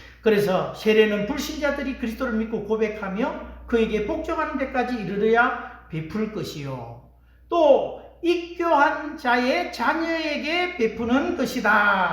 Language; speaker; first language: Korean; native; Korean